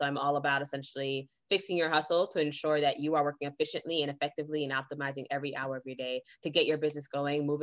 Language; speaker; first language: English; native; English